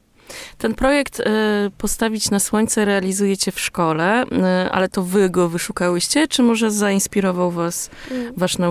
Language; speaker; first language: Polish; native; Polish